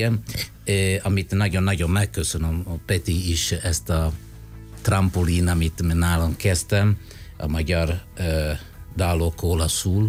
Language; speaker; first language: Hungarian; non-native, fluent; Italian